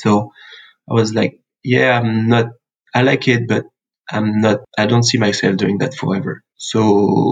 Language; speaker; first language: English; non-native, fluent; French